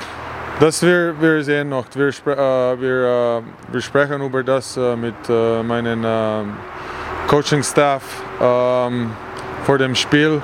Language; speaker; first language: German; non-native, learner; English